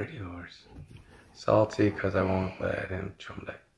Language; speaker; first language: English; native; English